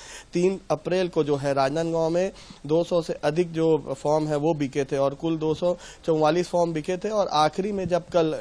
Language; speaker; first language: Hindi; native; Hindi